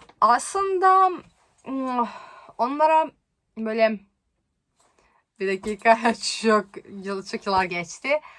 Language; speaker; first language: Turkish; non-native, learner; Serbian